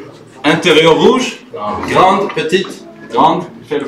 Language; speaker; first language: French; non-native, fluent; Swedish